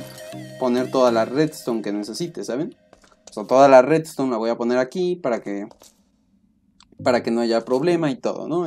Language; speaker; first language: Spanish; native; Spanish